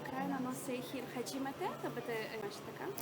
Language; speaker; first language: Japanese; non-native, fluent; Ukrainian